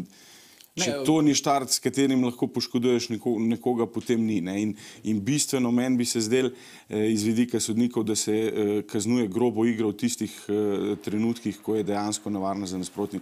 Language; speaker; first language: Slovenian; native; Slovenian